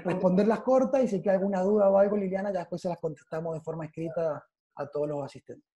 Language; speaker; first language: Spanish; native; Spanish